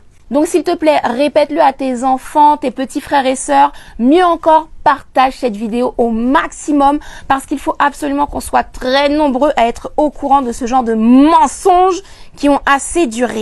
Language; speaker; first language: French; native; French